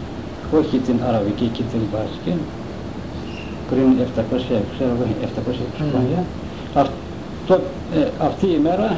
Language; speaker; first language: Greek; non-native, local second language; Turkish